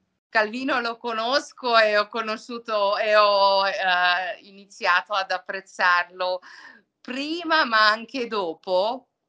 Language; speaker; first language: Italian; non-native, fluent; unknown